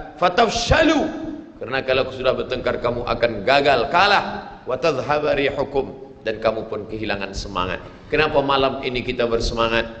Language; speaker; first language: Malay; native; Malay